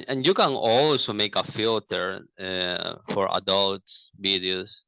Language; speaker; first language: English; non-native, learner; Portuguese